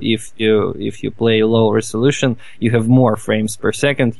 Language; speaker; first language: English; non-native, fluent; Russian